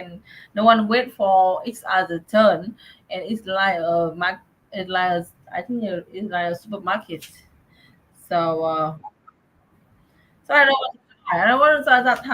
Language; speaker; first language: English; non-native, learner; Vietnamese